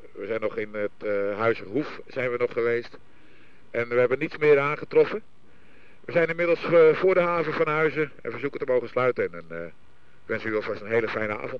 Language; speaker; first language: Dutch; native; Dutch